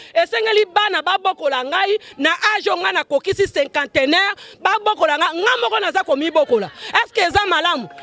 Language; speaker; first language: Lingala; native; Lingala